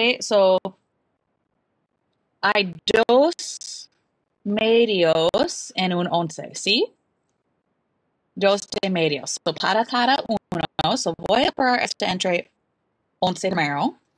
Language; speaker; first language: Spanish; non-native, learner; English